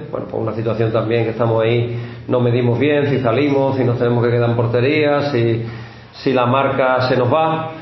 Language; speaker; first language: Spanish; native; Spanish